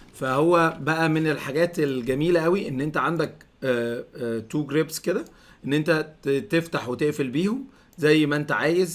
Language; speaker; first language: Arabic; native; Arabic